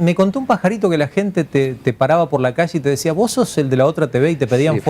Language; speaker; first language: Spanish; native; Spanish